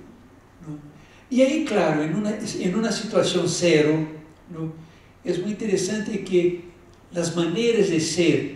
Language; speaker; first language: Spanish; non-native, fluent; Portuguese